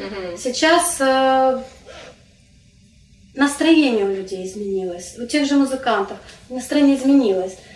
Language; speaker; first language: Russian; non-native, local second language; Crimean Tatar